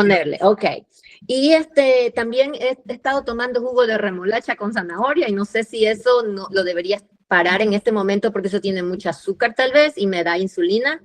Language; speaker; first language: Spanish; native; Spanish